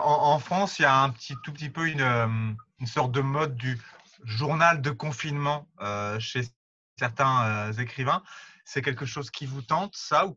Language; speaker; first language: French; native; French